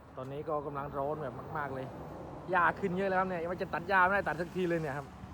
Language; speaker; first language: Thai; non-native, local second language; Khmer